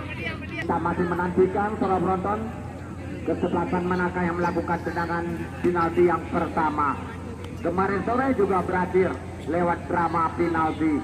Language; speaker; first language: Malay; non-native, local second language; Achinese